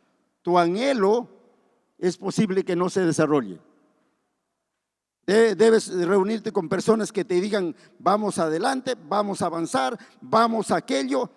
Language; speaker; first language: Spanish; native; Spanish